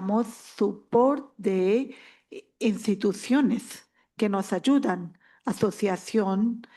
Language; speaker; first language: Spanish; non-native, learner; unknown